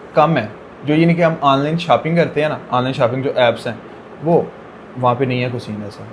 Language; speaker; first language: Urdu; non-native, local second language; Punjabi